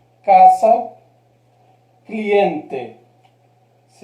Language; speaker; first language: Spanish; non-native, fluent; Portuguese